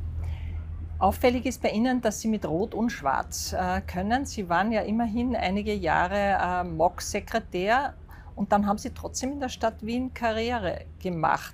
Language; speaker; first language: German; native; German